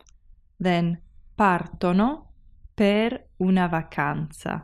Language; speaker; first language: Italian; non-native, learner; English